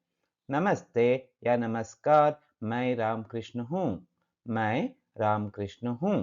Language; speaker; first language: Hindi; non-native, fluent; Kannada